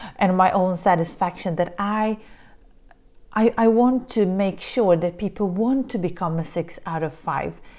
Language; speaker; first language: English; early bilingual, other home language; Polish